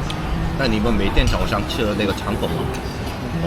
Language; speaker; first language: Chinese; non-native, fluent; Korean